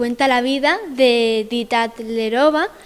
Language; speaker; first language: Spanish; native; Spanish